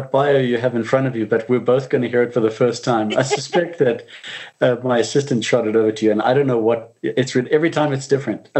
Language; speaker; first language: English; native; English